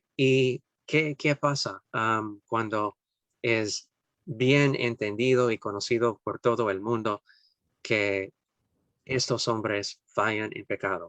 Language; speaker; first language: Spanish; non-native, fluent; English